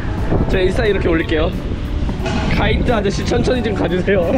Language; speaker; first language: Korean; native; Korean